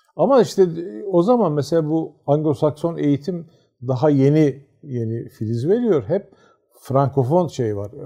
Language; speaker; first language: Turkish; native; Turkish